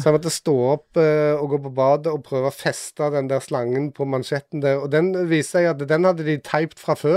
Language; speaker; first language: Norwegian; native; Norwegian